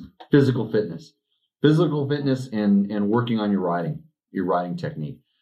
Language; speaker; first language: English; native; English